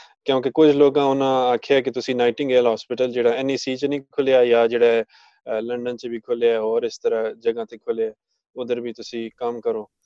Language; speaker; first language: Punjabi; early bilingual, heritage; Punjabi